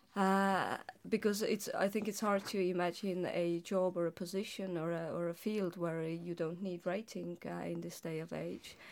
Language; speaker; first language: English; non-native, fluent; Estonian